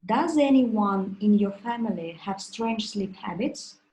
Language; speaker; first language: English; non-native, fluent; Russian